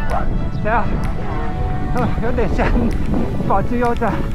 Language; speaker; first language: Chinese; non-native, learner; Japanese